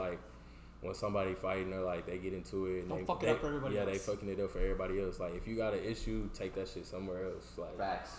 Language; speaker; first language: English; native; English